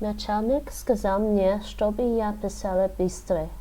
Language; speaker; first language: Russian; non-native, learner; English